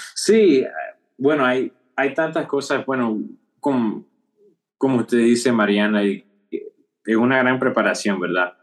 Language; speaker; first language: Spanish; early bilingual, heritage; Spanish